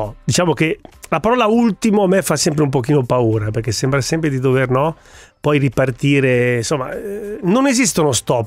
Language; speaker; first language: Italian; native; Italian